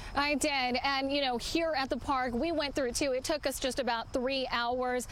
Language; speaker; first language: English; native; English